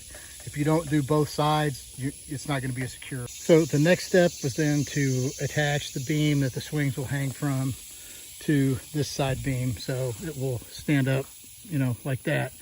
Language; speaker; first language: English; native; English